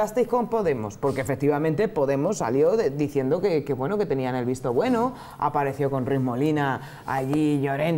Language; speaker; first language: Spanish; native; Spanish